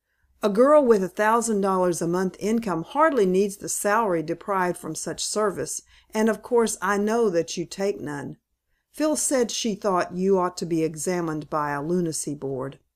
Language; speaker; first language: English; native; English